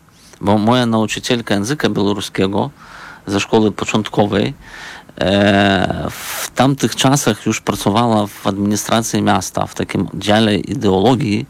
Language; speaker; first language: Polish; non-native, fluent; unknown